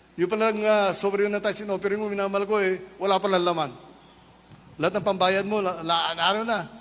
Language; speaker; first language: Filipino; non-native, local second language; Iloko